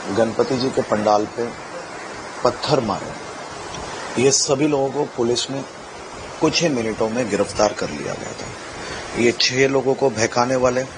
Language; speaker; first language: Hindi; non-native, local second language; Gujarati